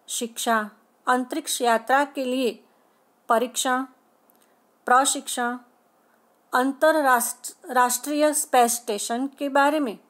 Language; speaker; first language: Hindi; non-native, local second language; Gujarati